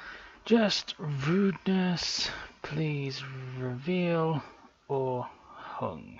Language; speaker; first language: English; native; English